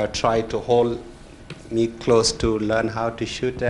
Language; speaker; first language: English; non-native, fluent; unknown